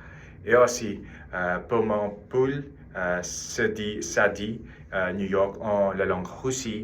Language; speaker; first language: French; non-native, learner; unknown